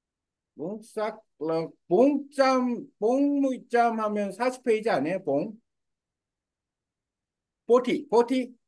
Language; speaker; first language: Vietnamese; non-native, learner; Korean